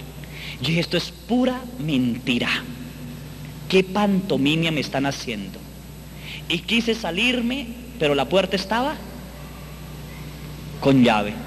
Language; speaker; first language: Spanish; native; Spanish